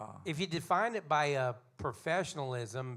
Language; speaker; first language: English; native; English